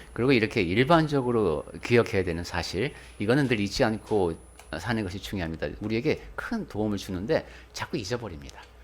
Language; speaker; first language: Korean; native; Korean